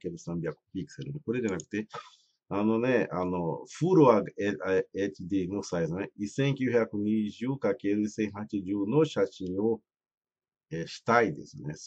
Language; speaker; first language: Japanese; non-native, fluent; Portuguese